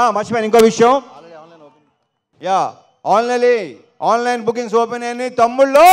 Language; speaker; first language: Telugu; native; Telugu